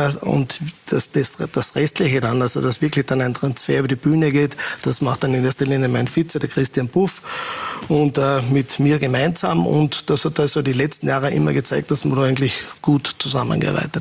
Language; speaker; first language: German; native; German